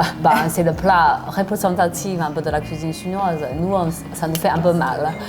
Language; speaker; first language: French; non-native, fluent; Chinese